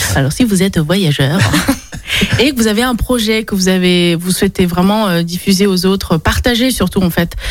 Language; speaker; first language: French; early bilingual, other home language; Chinese